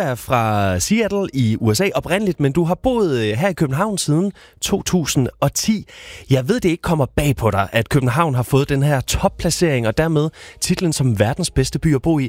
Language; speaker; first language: Danish; native; Danish